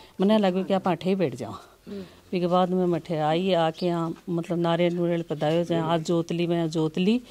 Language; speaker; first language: Hindi; native; Hindi